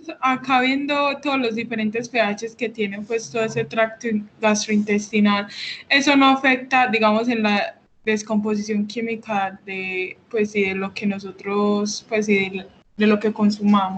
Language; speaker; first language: Spanish; native; Spanish